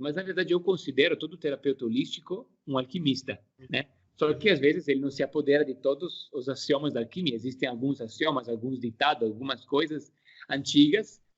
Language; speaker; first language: Portuguese; non-native, fluent; Italian